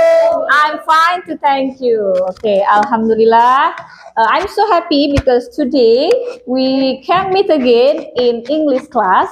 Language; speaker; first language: English; non-native, local second language; Indonesian